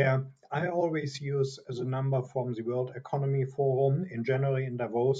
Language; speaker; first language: English; non-native, fluent; German